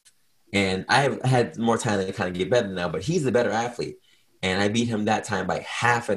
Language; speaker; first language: English; native; English